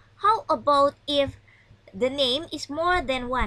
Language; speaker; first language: English; non-native, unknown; Indonesian